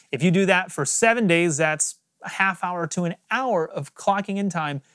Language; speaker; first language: English; native; English